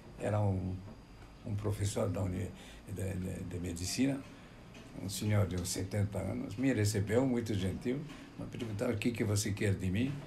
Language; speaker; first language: Portuguese; non-native, fluent; Romanian